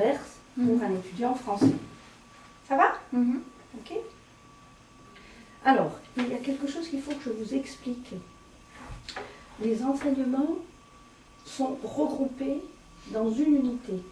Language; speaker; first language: French; native; French